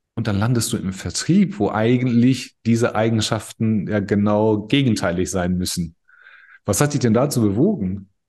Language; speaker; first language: German; native; German